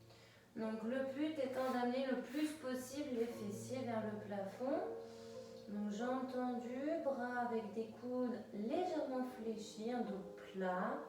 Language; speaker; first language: French; native; French